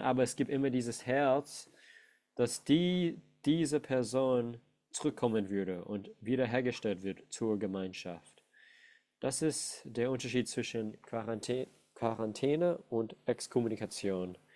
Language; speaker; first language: German; non-native, fluent; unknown